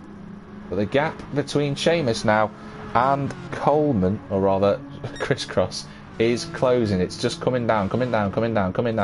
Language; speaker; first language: English; native; English